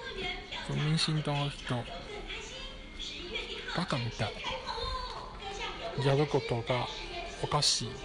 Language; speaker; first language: Japanese; non-native, fluent; Chinese